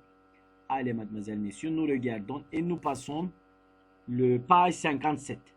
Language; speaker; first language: French; non-native, fluent; Turkish